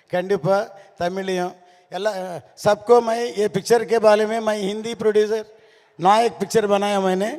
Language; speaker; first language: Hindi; non-native, local second language; Tamil